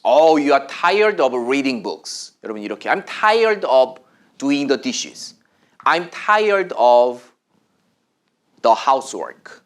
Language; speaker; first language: English; non-native, fluent; Korean